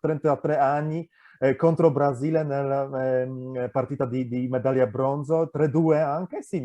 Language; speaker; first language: Italian; non-native, fluent; Polish